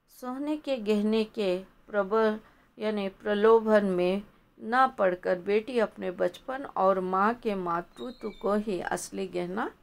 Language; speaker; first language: Hindi; non-native, local second language; Kannada